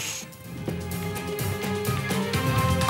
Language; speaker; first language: Spanish; native; Spanish